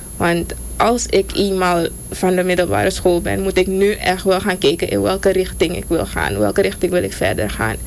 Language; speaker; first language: Dutch; native; Dutch